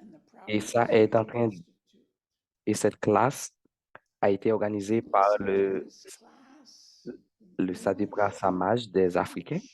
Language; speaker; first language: French; non-native, fluent; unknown